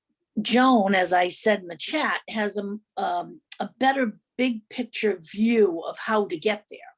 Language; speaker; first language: English; native; English